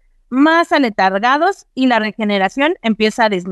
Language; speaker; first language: Spanish; native; Spanish